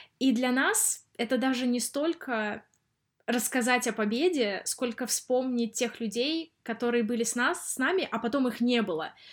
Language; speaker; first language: Russian; native; Russian